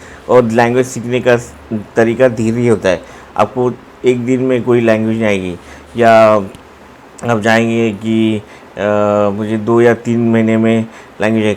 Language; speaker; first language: Hindi; non-native, local second language; Marathi